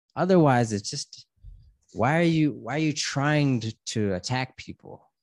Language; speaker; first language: English; native; English